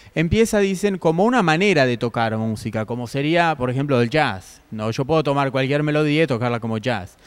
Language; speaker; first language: Spanish; native; Spanish